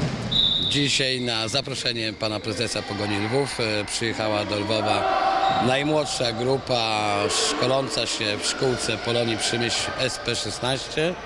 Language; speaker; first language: Polish; native; Polish